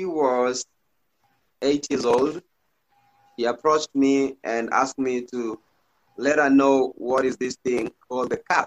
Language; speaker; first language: English; non-native, local second language; Gusii